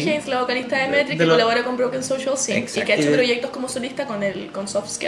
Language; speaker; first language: Spanish; native; Spanish